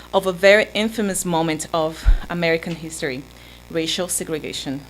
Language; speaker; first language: English; non-native, fluent; Portuguese